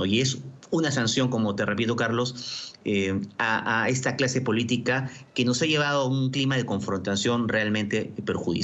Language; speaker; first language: Spanish; native; Spanish